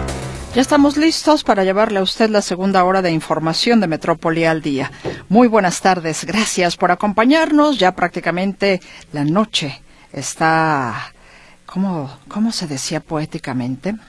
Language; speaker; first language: Spanish; native; Spanish